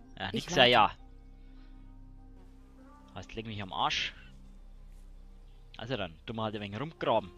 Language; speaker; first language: German; native; German